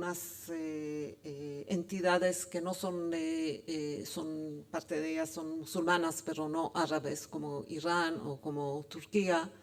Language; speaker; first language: Spanish; non-native, fluent; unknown